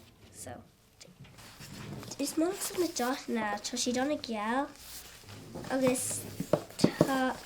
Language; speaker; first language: Irish; non-native, local second language; English